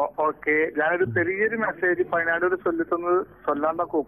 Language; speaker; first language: Tamil; non-native, learner; Malayalam